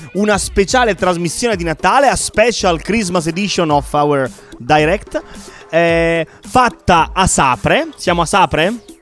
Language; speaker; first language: Italian; native; Italian